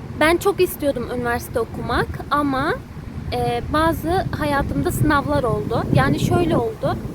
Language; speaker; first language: Turkish; early bilingual, heritage; Uzbek